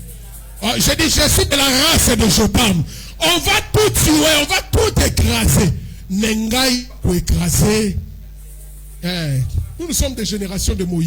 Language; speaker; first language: French; non-native, local second language; Lingala